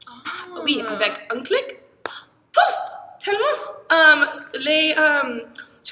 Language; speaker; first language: French; non-native, learner; English